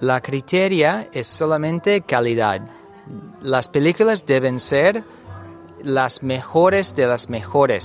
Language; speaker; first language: Spanish; non-native, learner; English